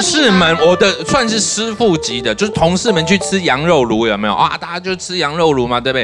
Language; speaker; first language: Chinese; native; Chinese